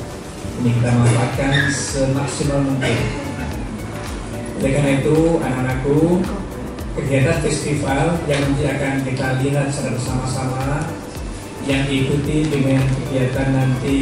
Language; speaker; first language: Indonesian; native; Indonesian